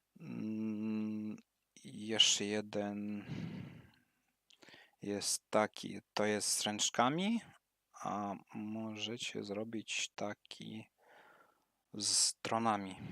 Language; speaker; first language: Polish; non-native, learner; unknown